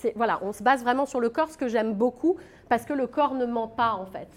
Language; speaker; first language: French; native; French